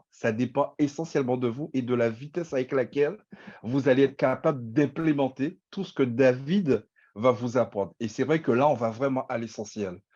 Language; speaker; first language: French; native; French